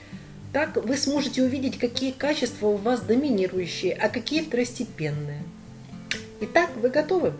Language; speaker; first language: Russian; native; Russian